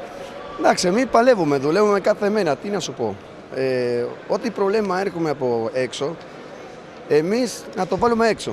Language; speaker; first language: Greek; non-native, learner; Spanish